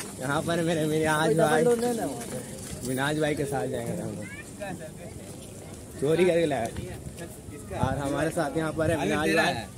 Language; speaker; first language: Hindi; native; Hindi